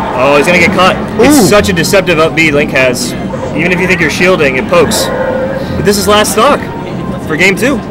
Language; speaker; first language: English; native; English